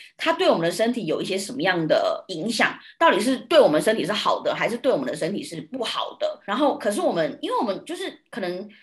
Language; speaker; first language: Chinese; early bilingual, other home language; Burmese